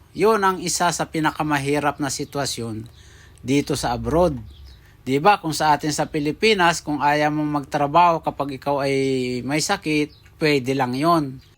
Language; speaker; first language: Filipino; native; Filipino